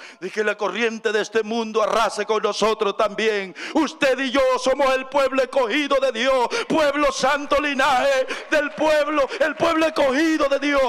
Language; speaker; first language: Spanish; native; Spanish